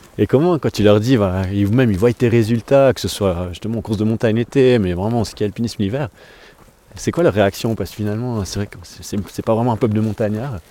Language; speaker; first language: French; native; French